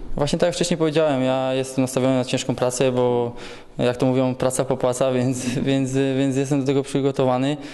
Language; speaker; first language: Polish; native; Polish